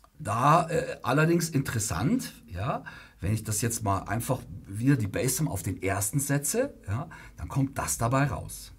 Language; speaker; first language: German; native; German